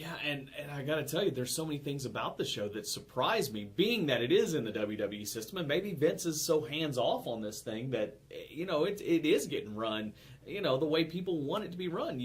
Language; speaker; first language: English; native; English